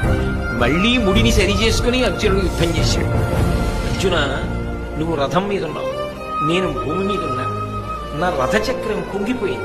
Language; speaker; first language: Telugu; native; Telugu